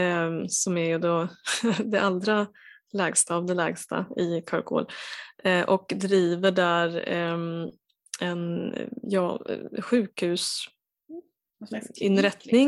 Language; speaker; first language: Swedish; native; Swedish